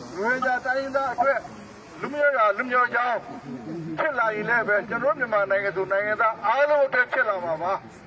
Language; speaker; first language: Burmese; non-native, local second language; Rohingya